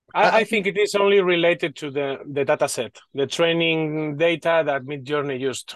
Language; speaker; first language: English; non-native, learner; Spanish